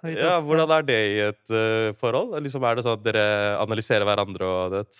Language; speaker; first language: Norwegian; early bilingual, other home language; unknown